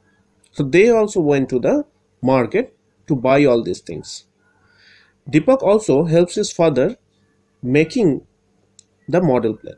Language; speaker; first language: English; non-native, local second language; Bangla